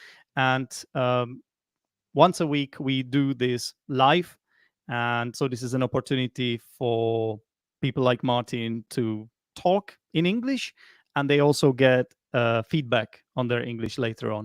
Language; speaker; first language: English; non-native, fluent; Czech